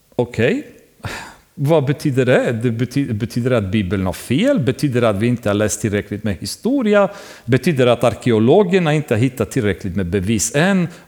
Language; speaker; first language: Swedish; non-native, fluent; Romanian